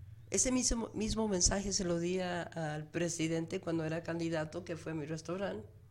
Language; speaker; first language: Spanish; early bilingual, heritage; Spanish